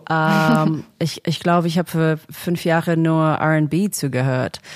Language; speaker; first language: German; non-native, fluent; English